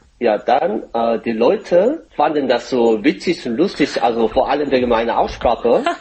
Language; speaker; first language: German; non-native, fluent; Korean